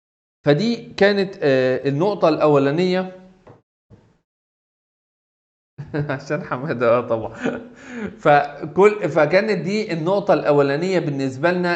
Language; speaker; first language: Arabic; native; Arabic